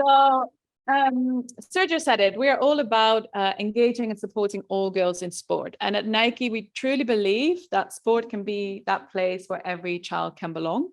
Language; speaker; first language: English; non-native, fluent; Dutch